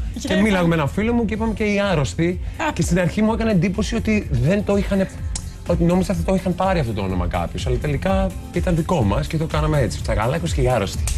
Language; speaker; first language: Greek; early bilingual, heritage; Greek